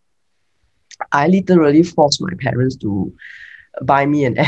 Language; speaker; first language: English; non-native, local second language; Cantonese